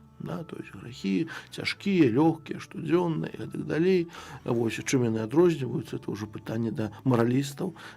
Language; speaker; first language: Belarusian; non-native, local second language; Russian